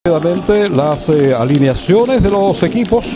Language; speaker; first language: Spanish; native; Spanish